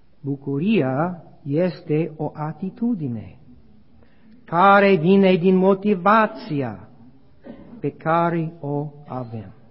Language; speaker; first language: Romanian; non-native, learner; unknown